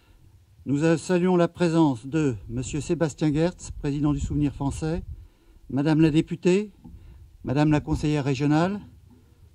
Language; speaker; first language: French; native; French